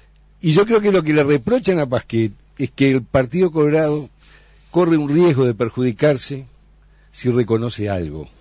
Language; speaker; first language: Spanish; native; Spanish